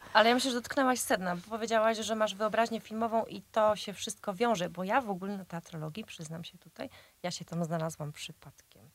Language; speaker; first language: Polish; native; Polish